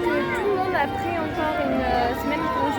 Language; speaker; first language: French; non-native, fluent; English